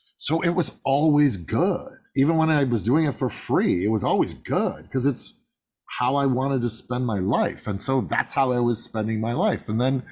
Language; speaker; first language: English; native; English